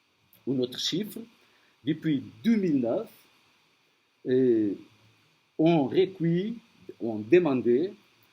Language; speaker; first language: French; non-native, fluent; Portuguese